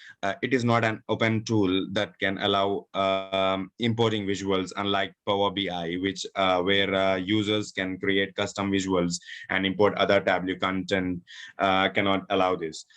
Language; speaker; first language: English; non-native, local second language; Urdu